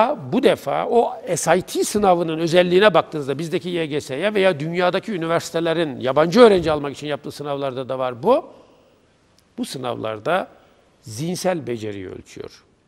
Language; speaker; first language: Turkish; native; Turkish